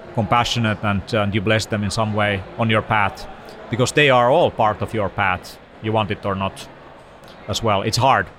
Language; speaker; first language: English; non-native, fluent; Finnish